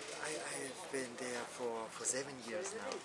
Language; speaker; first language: English; non-native, fluent; German